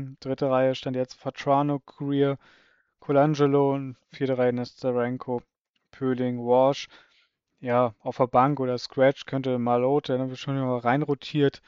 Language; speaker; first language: German; native; German